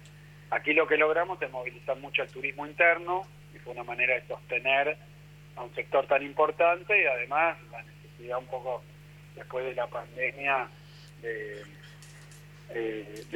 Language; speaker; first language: Spanish; native; Spanish